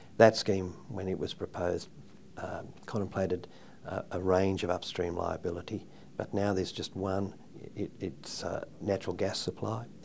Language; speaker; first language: English; native; English